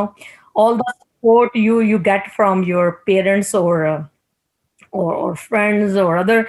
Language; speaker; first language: English; non-native, local second language; Punjabi